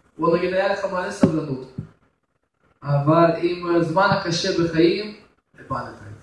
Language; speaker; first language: Hebrew; non-native, fluent; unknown